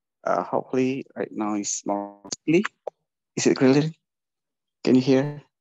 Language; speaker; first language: English; non-native, fluent; Indonesian